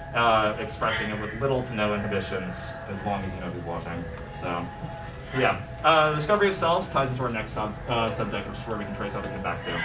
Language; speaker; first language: English; native; English